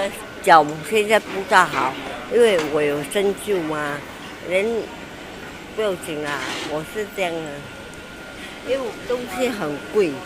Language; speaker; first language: Chinese; non-native, local second language; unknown